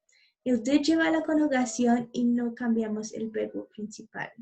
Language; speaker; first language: Spanish; non-native, learner; English